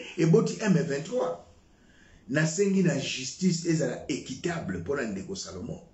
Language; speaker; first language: Lingala; non-native, local second language; Luba-Lulua